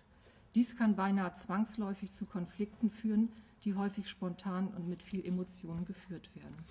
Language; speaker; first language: German; native; German